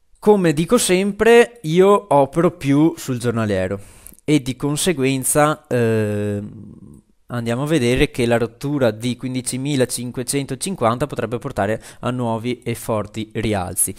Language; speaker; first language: Italian; native; Italian